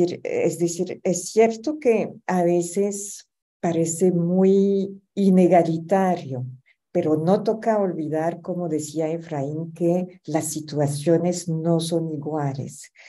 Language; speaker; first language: Spanish; non-native, fluent; French